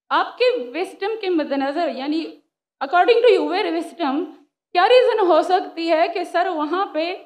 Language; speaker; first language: Urdu; non-native, local second language; Pashto